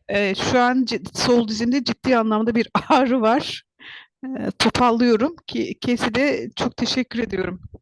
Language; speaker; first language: Turkish; native; Turkish